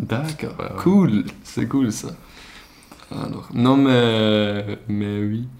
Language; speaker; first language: French; non-native, learner; Swedish